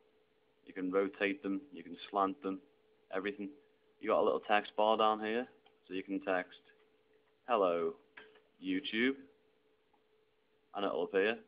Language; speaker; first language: English; native; English